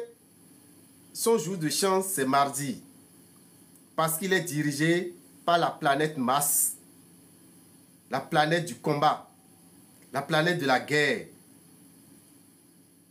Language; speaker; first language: French; non-native, local second language; Fon